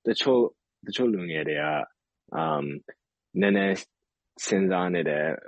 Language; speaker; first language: Burmese; early bilingual, heritage; Burmese